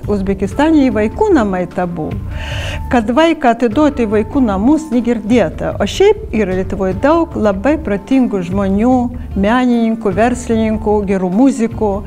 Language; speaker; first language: Lithuanian; non-native, fluent; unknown